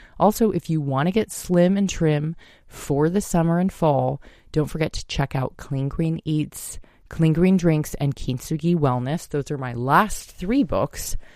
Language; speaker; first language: English; native; English